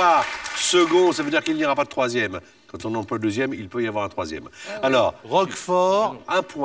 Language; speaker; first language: French; native; French